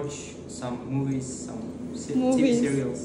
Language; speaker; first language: English; non-native, learner; Kazakh